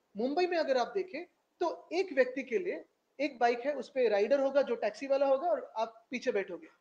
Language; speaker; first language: Hindi; non-native, local second language; Marathi